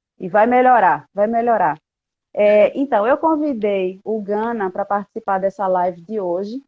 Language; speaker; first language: Portuguese; native; Portuguese